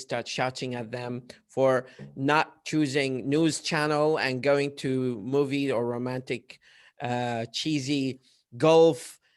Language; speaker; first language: English; non-native, fluent; Arabic